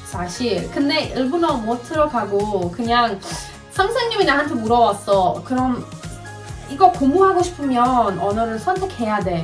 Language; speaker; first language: Korean; non-native, fluent; Persian